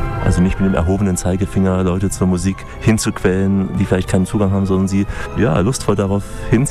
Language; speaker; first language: German; native; German